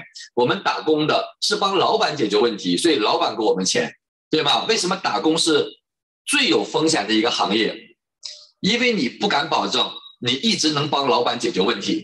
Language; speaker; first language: Chinese; native; Chinese